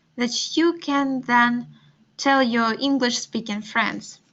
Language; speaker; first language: English; non-native, fluent; Russian